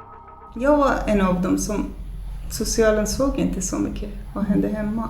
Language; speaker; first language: Swedish; non-native, fluent; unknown